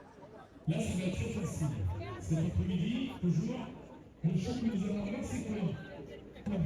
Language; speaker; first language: French; native; French